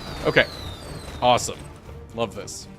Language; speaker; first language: English; native; English